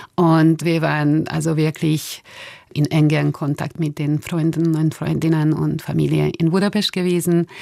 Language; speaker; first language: German; non-native, fluent; Hungarian